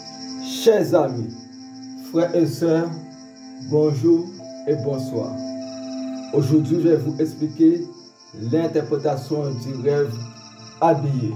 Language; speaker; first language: French; non-native, local second language; Haitian Creole